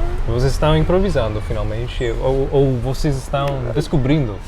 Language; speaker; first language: Portuguese; non-native, fluent; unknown